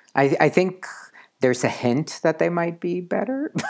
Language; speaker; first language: English; non-native, fluent; Spanish